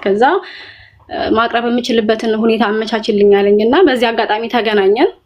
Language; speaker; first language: Amharic; native; Amharic